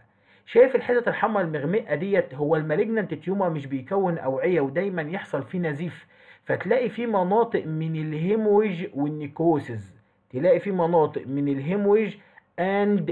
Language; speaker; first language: Arabic; native; Arabic